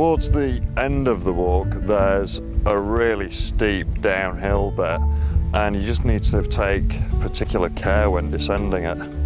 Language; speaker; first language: English; native; English